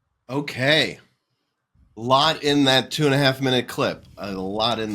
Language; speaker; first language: English; native; English